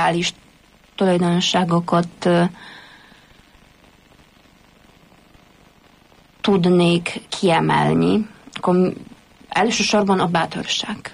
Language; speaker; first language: Hungarian; non-native, fluent; Polish